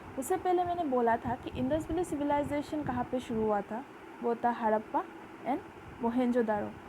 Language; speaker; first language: Hindi; non-native, local second language; Bangla